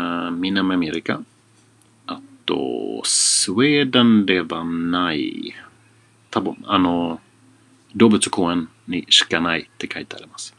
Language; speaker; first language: Japanese; non-native, fluent; Swedish